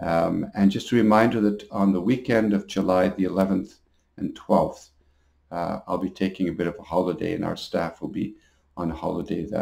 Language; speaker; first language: English; native; English